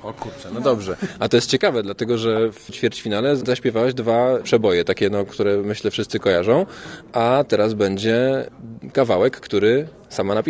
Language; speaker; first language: Polish; native; Polish